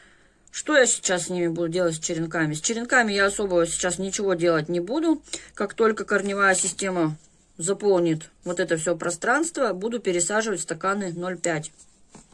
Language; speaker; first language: Russian; native; Russian